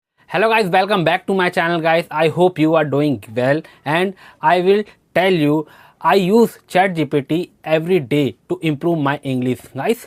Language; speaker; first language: English; non-native, learner; Hindi